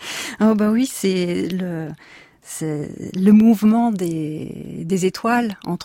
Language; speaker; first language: French; native; French